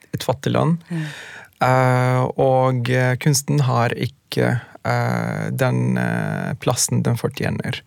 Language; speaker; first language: Norwegian; non-native, fluent; Arabic